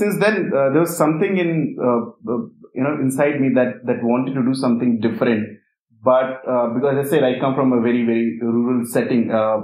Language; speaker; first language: English; non-native, local second language; Hindi